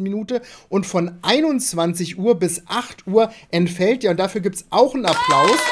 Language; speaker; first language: German; native; German